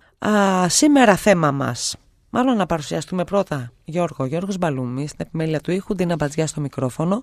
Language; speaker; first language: Greek; native; Greek